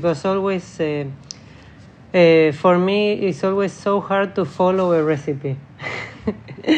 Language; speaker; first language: English; non-native, learner; Spanish